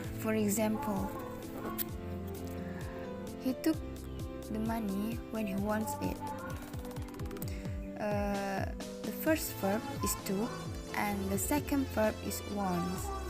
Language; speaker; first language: English; non-native, learner; Indonesian